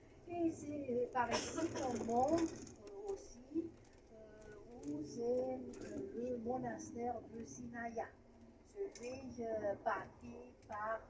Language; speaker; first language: French; non-native, fluent; Romanian